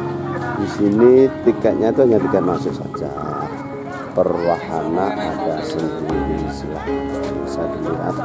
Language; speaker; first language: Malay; non-native, local second language; Javanese